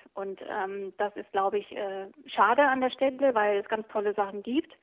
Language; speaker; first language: German; native; German